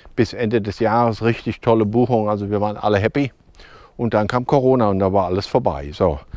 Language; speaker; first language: German; native; German